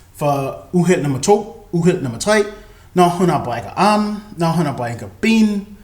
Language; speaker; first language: Danish; non-native, learner; English